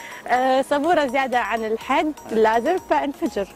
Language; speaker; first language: Arabic; native; Arabic